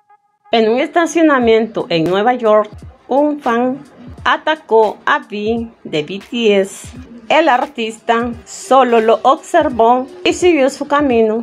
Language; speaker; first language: Spanish; native; Spanish